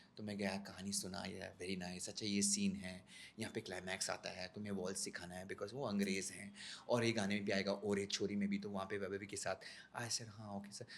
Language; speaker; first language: Hindi; non-native, local second language; Konkani